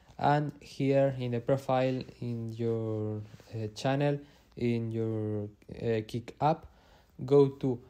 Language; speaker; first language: English; non-native, learner; Spanish